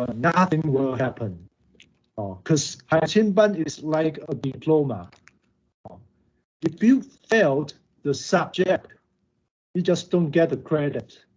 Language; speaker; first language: English; non-native, learner; Chinese